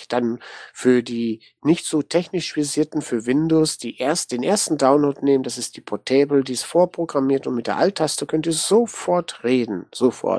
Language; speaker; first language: German; native; German